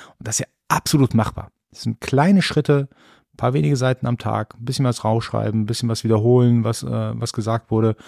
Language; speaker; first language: German; early bilingual, other home language; Persian